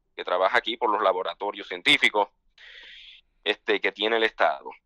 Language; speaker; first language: Spanish; native; Spanish